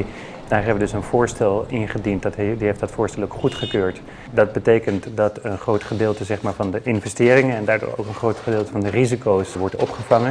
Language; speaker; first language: Dutch; native; Dutch